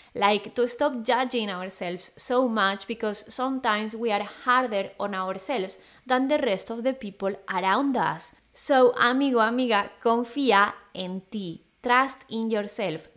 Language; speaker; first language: English; non-native, fluent; Spanish